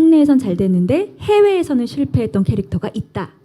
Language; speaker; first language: Korean; native; Korean